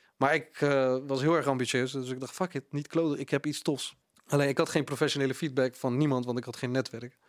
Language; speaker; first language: Dutch; early bilingual, other home language; Punjabi